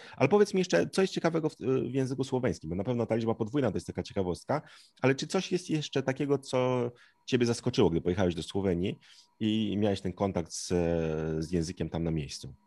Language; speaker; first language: Polish; native; Polish